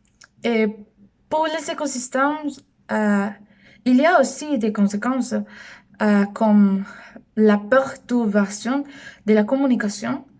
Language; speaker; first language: French; non-native, learner; Spanish